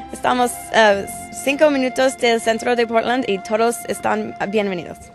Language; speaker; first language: Spanish; early bilingual, heritage; Spanish